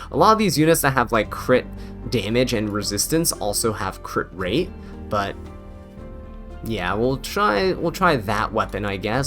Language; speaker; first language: English; native; English